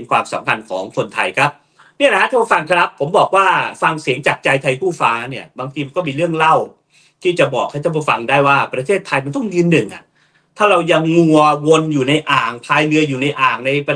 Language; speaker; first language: Thai; native; Thai